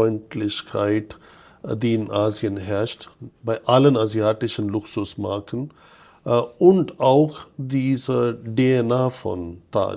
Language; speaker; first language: German; non-native, fluent; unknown